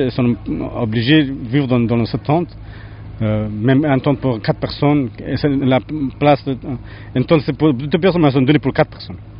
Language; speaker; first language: French; non-native, learner; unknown